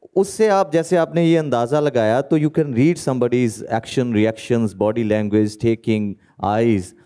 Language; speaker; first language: Hindi; native; Hindi